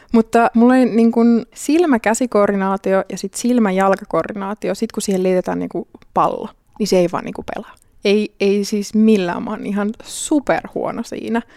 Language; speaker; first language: Finnish; native; Finnish